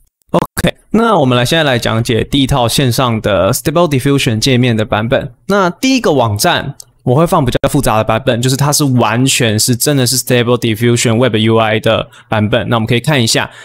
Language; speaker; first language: Chinese; native; Chinese